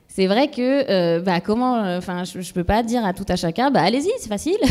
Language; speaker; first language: French; native; French